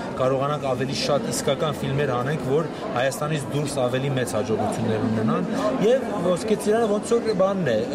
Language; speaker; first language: Armenian; early bilingual, heritage; Armenian